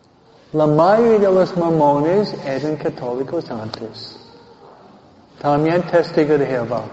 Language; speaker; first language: Spanish; non-native, fluent; English